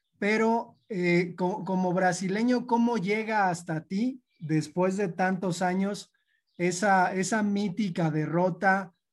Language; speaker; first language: Spanish; native; Spanish